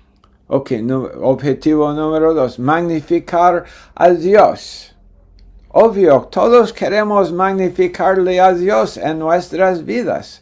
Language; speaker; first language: Spanish; non-native, fluent; English